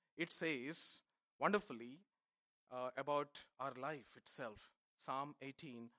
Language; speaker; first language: English; non-native, local second language; Telugu